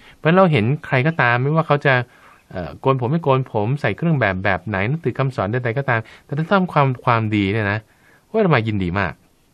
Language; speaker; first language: Thai; native; Thai